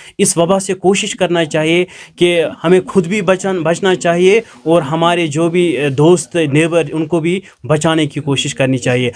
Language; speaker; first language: Urdu; non-native, local second language; Kashmiri